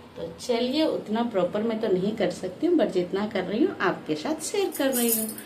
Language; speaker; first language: Hindi; non-native, local second language; Telugu